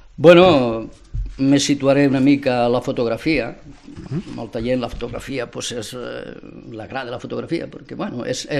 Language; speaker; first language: Catalan; non-native, local second language; Spanish